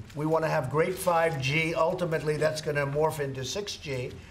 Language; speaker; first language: English; native; English